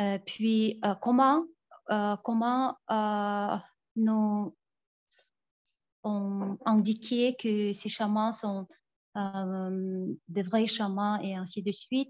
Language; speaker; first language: French; non-native, fluent; Tuvinian